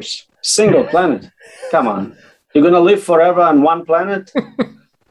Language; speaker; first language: English; native; English